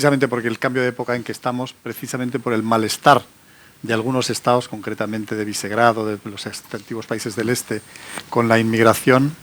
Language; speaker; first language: Spanish; native; Spanish